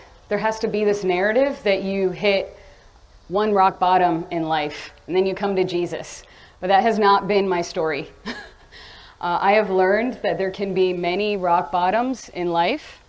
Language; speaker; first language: English; early bilingual, other home language; Tamil